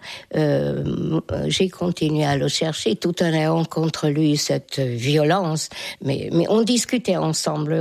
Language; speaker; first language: French; non-native, fluent; Hungarian